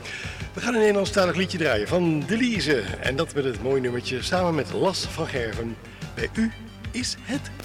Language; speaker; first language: Dutch; native; Dutch